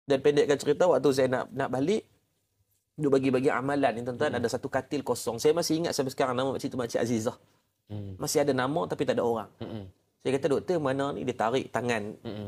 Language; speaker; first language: Malay; native; Malay